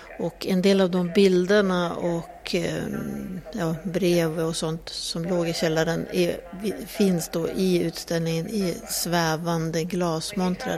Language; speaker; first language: Swedish; native; Swedish